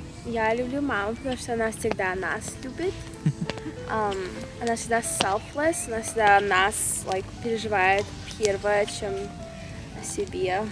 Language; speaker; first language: Russian; early bilingual, heritage; Russian